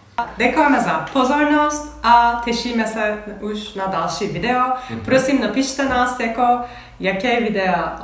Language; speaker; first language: Czech; non-native, learner; Turkish